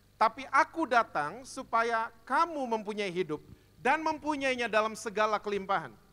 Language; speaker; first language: Indonesian; native; Indonesian